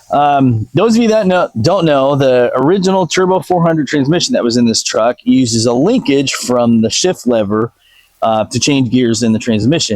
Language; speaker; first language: English; native; English